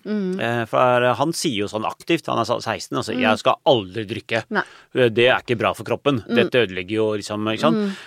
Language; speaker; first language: Norwegian; early bilingual, other home language; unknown